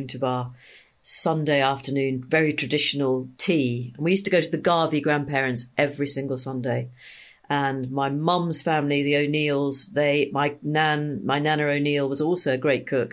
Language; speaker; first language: English; native; English